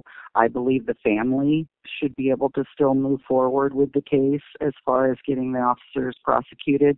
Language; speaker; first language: English; native; English